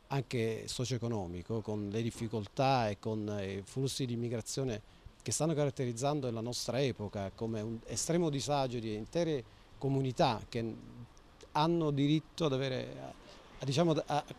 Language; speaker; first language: Italian; native; Italian